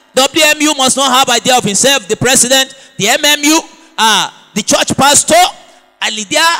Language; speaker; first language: English; non-native, local second language; Yoruba